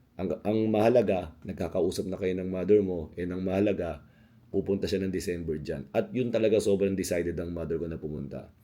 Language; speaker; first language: Filipino; native; Filipino